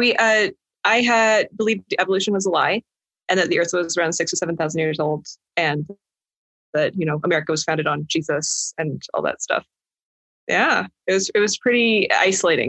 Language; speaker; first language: English; native; English